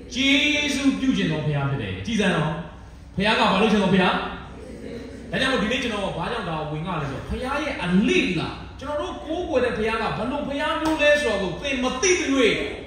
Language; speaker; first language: Burmese; non-native, local second language; S'gaw Karen